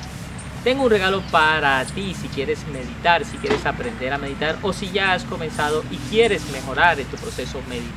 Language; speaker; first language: Spanish; native; Spanish